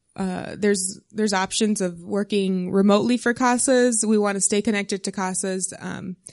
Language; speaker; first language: English; native; English